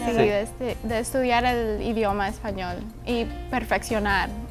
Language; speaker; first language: Spanish; early bilingual, heritage; Spanish